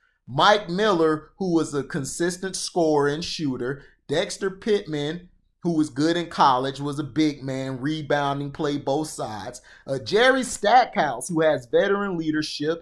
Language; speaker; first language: English; native; English